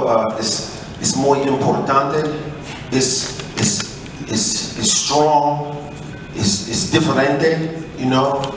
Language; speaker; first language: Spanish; non-native, learner; English